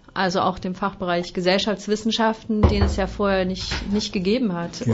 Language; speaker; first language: German; native; German